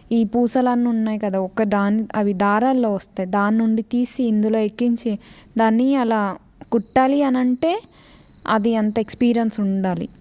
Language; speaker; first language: Telugu; non-native, local second language; Lambadi